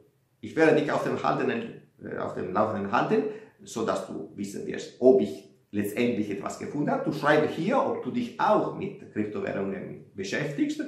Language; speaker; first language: German; non-native, fluent; Italian